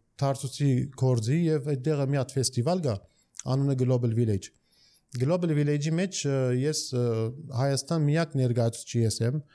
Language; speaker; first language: Armenian; early bilingual, heritage; Armenian